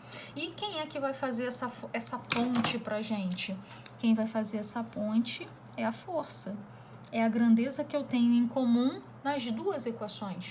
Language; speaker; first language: Portuguese; native; Portuguese